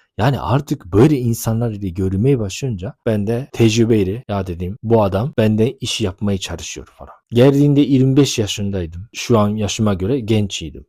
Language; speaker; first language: Turkish; non-native, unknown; Japanese